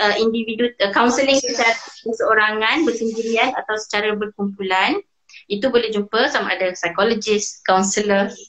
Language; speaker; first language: Malay; native; Malay